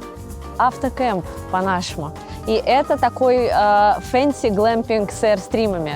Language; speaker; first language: Russian; native; Russian